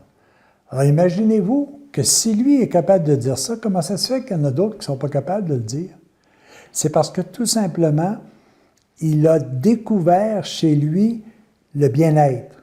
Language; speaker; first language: French; native; French